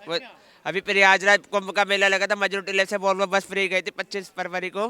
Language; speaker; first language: Hindi; native; Hindi